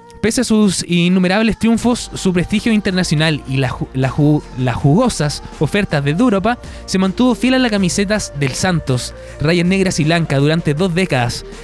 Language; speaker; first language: Spanish; native; Spanish